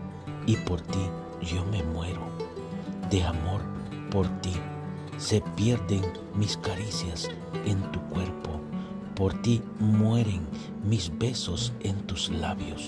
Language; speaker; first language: Spanish; native; Spanish